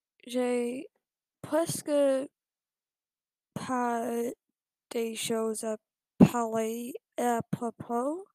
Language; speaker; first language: French; non-native, learner; English